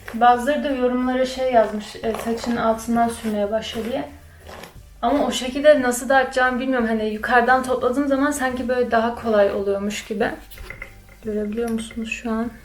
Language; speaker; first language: Turkish; early bilingual, other home language; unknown